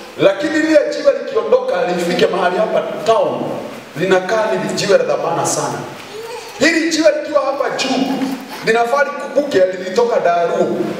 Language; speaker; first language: Swahili; non-native, local second language; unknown